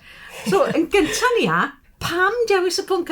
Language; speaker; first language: Welsh; native; Welsh